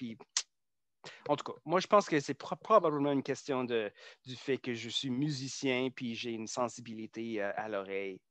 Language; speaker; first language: French; non-native, local second language; English